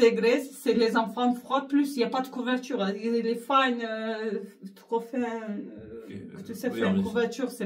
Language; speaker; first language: French; non-native, learner; Arabic